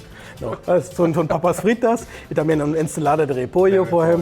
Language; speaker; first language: Spanish; non-native, learner; German